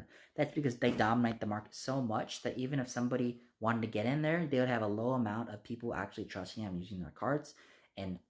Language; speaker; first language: English; native; English